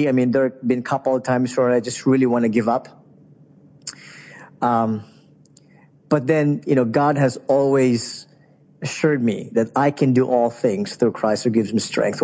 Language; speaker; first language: English; non-native, local second language; Filipino